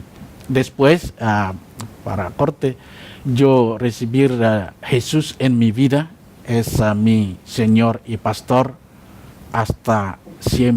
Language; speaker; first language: Spanish; non-native, learner; Indonesian